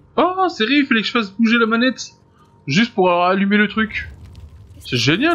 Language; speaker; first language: French; native; French